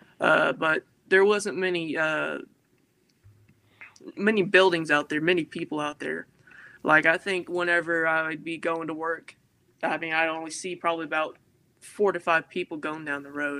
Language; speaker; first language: English; native; English